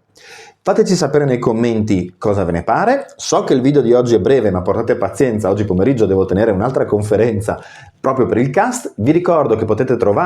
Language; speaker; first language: Italian; native; Italian